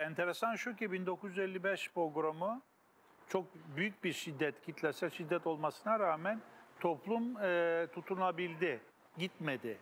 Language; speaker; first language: Turkish; non-native, local second language; Greek